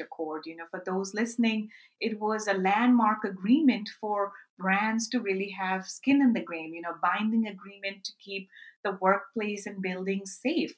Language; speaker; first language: English; non-native, local second language; Urdu